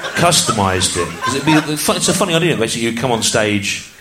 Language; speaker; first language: English; native; English